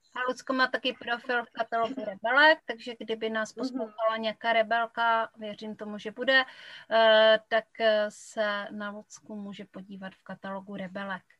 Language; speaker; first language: Czech; native; Czech